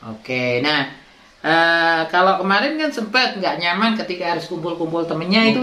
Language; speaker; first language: Indonesian; native; Indonesian